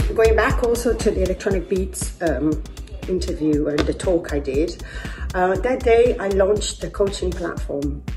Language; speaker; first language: English; non-native, fluent; Portuguese